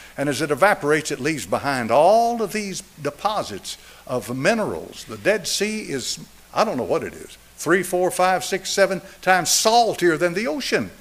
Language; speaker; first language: English; native; English